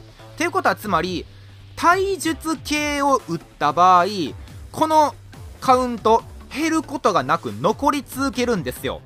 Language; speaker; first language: Japanese; native; Japanese